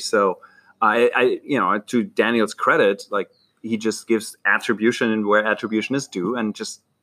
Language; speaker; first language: English; non-native, fluent; German